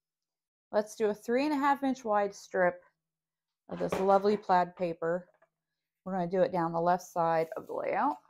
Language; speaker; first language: English; native; English